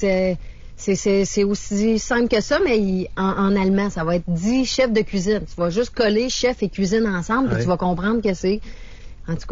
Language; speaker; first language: French; native; French